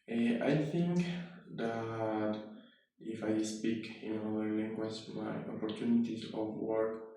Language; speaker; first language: English; non-native, learner; Spanish